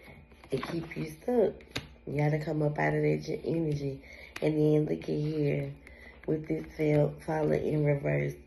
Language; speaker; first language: English; native; English